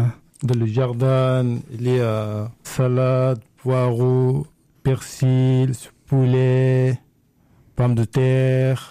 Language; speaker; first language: French; non-native, learner; Arabic